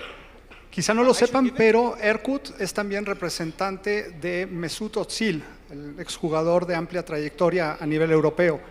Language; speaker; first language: Spanish; native; Spanish